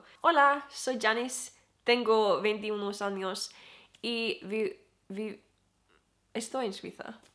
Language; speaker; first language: Spanish; non-native, learner; German